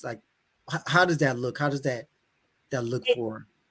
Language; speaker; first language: English; native; English